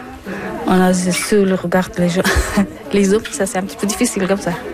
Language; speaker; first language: French; non-native, learner; Persian